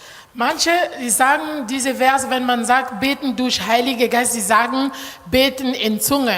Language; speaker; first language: German; non-native, learner; Lingala